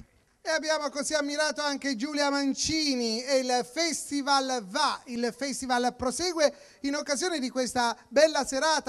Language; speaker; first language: Italian; native; Italian